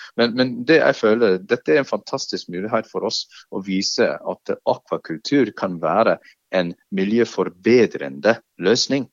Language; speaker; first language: Norwegian; non-native, fluent; English